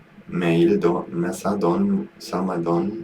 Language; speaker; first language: French; non-native, learner; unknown